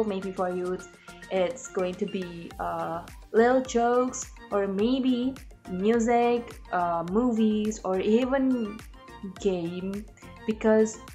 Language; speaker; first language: English; non-native, learner; Indonesian